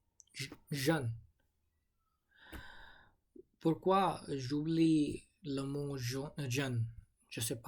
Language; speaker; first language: French; non-native, learner; English